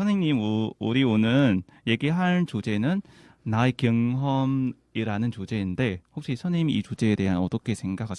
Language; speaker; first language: Korean; non-native, fluent; Vietnamese